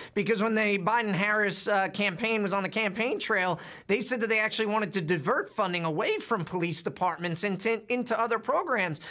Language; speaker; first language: English; native; English